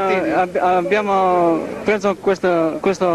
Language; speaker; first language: Italian; non-native, learner; Albanian